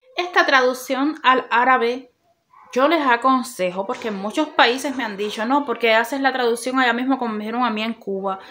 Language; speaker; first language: Spanish; native; Spanish